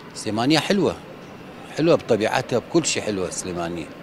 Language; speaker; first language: Arabic; native; Arabic